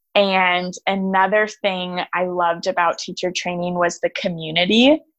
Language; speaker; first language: English; native; English